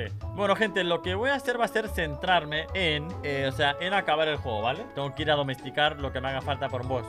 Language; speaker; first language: Spanish; native; Spanish